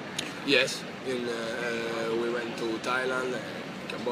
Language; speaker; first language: English; non-native, learner; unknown